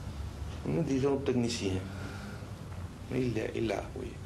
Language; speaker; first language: French; non-native, fluent; Spanish